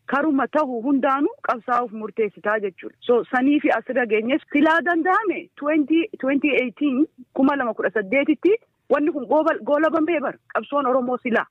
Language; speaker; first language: Oromo; native; Oromo